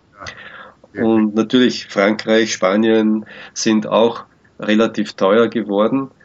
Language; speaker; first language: German; native; German